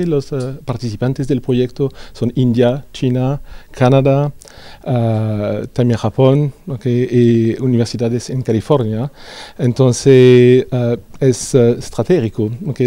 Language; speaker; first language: Spanish; non-native, fluent; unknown